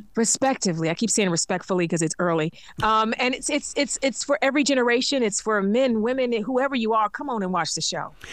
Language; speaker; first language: English; native; English